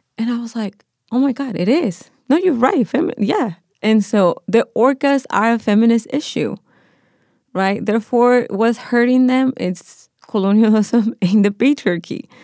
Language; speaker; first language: English; non-native, fluent; Spanish